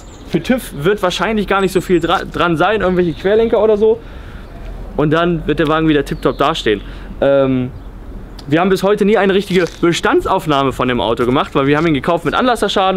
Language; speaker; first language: German; native; German